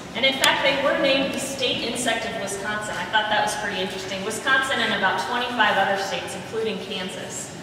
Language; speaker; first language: English; native; English